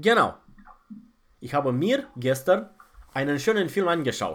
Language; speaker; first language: German; non-native, fluent; Romanian